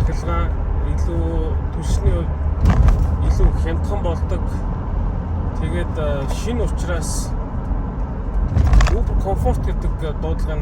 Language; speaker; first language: Mongolian; native; Mongolian